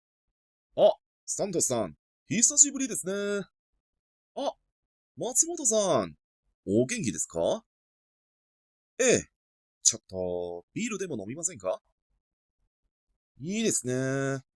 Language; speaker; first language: Japanese; non-native, fluent; Cantonese